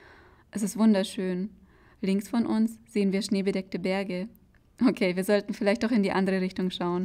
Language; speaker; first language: German; native; German